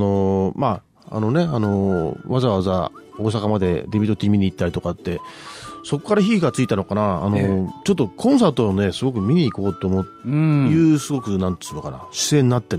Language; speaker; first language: Japanese; native; Japanese